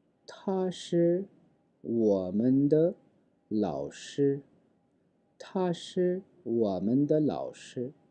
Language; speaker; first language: Chinese; non-native, fluent; Urdu